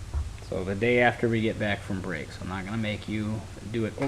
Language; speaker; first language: English; native; English